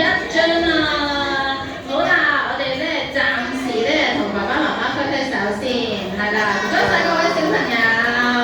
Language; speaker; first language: Cantonese; native; Cantonese